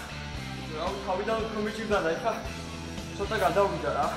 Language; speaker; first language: Georgian; native; Georgian